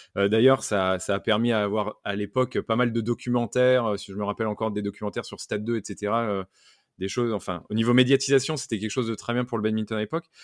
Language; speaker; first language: French; native; French